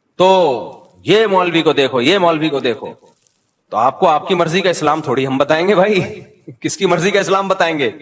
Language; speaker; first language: Urdu; native; Urdu